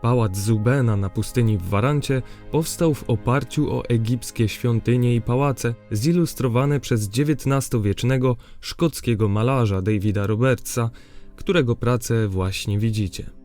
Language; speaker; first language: Polish; native; Polish